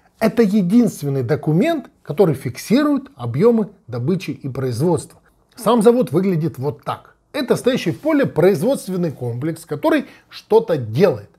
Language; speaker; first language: Russian; native; Russian